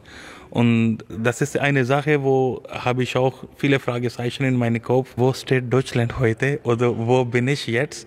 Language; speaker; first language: German; non-native, learner; Urdu